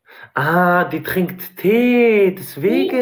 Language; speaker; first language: German; early bilingual, other home language; Albanian